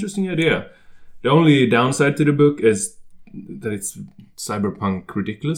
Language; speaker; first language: English; non-native, fluent; Swedish